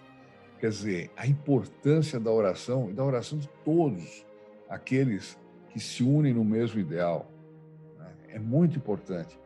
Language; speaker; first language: Portuguese; native; Portuguese